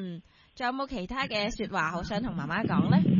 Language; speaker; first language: Cantonese; native; Cantonese